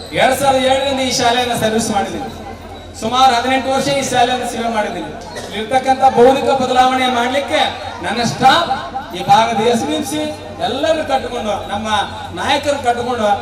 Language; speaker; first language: Kannada; native; Kannada